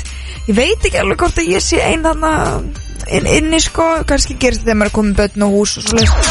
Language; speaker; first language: Icelandic; native; Icelandic